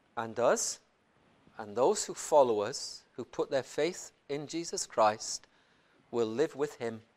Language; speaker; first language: English; native; English